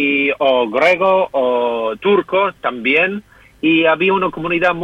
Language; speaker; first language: Spanish; non-native, fluent; English